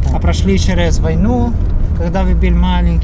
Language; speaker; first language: Russian; non-native, learner; Italian